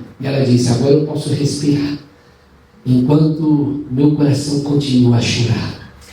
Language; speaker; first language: Portuguese; native; Portuguese